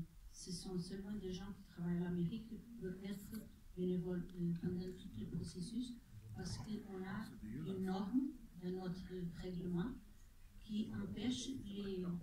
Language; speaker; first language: French; non-native, fluent; Portuguese